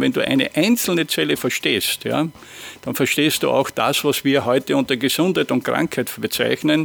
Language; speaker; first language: German; native; German